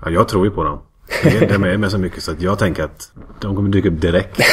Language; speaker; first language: Swedish; native; Swedish